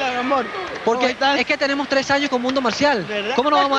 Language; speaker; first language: Spanish; native; Spanish